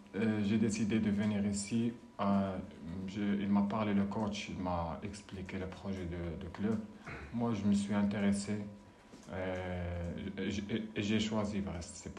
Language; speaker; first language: French; non-native, learner; Arabic